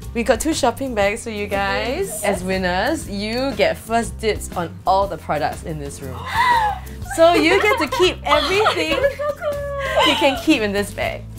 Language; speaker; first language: English; native; English